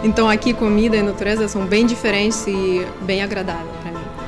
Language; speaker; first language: Portuguese; non-native, fluent; Russian